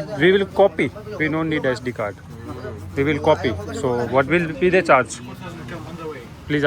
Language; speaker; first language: English; non-native, learner; Hindi